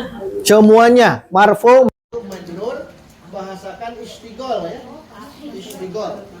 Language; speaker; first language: Arabic; non-native, fluent; Indonesian